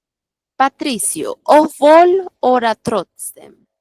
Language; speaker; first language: German; non-native, fluent; Spanish